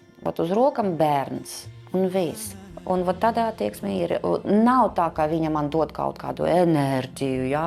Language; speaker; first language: Latvian; non-native, local second language; Russian